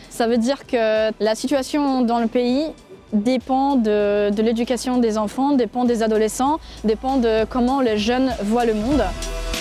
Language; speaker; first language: French; non-native, fluent; Polish